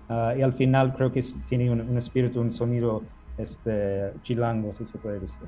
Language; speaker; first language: Spanish; non-native, fluent; English